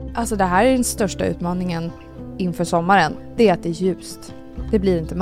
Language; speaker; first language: Swedish; native; Swedish